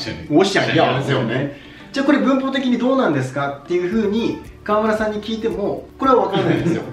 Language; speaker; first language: Japanese; native; Japanese